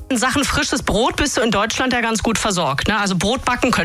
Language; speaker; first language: German; native; German